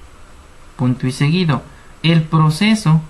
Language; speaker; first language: Spanish; native; Spanish